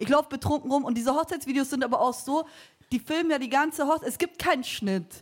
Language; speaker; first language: German; early bilingual, other home language; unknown